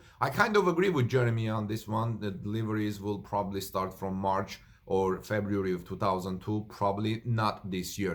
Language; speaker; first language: English; non-native, fluent; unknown